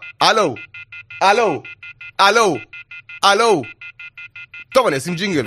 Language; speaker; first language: Hebrew; native; Hebrew